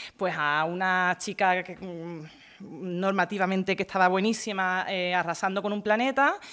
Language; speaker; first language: Spanish; native; Spanish